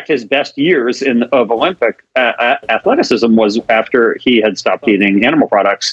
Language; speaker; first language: English; native; English